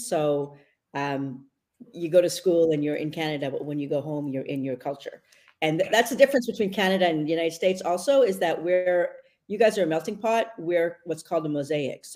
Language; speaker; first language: English; native; English